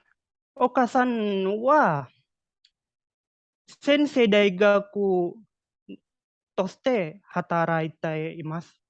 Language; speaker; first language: Japanese; non-native, learner; Indonesian